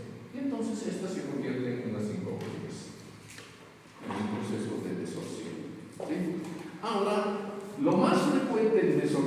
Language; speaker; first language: Spanish; native; Spanish